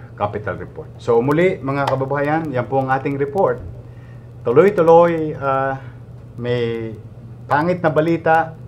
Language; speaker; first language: Filipino; native; Filipino